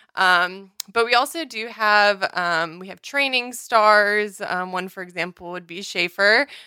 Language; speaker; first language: English; native; English